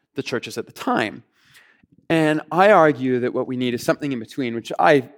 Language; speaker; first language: English; native; English